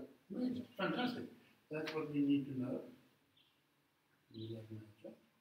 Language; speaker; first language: English; non-native, local second language; Afrikaans